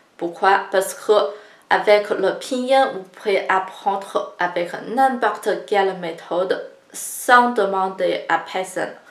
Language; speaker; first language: French; non-native, fluent; Chinese